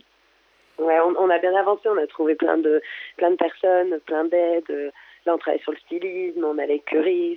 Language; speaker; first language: French; native; French